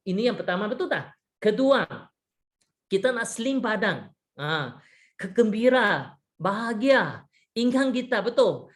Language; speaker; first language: Malay; non-native, fluent; Chinese